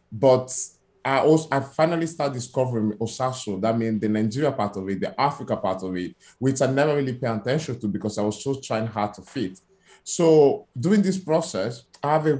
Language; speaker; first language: English; non-native, fluent; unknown